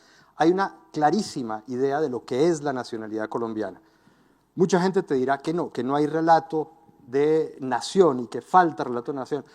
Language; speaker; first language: Spanish; native; Spanish